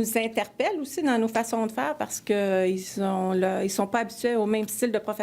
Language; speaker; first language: French; native; French